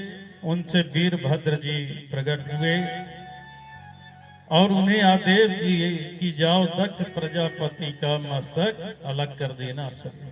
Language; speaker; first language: Hindi; native; Hindi